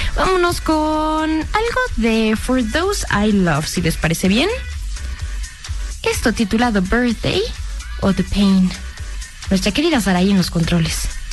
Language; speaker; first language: Spanish; native; Spanish